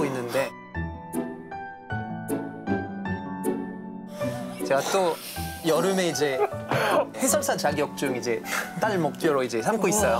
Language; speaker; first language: Korean; non-native, fluent; French